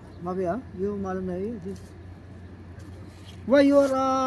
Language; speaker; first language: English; non-native, learner; Filipino